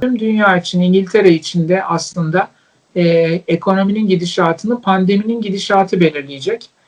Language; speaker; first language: Turkish; native; Turkish